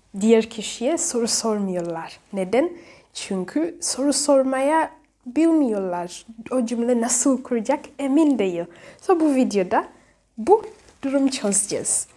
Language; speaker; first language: Turkish; non-native, fluent; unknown